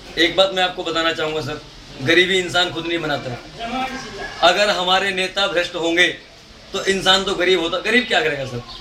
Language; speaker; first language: Hindi; native; Hindi